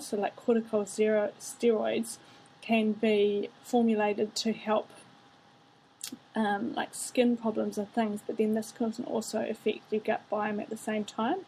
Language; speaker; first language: English; native; English